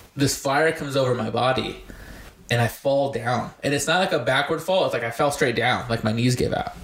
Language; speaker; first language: English; native; English